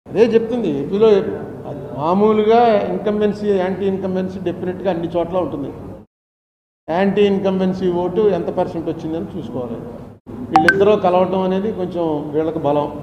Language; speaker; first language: Telugu; native; Telugu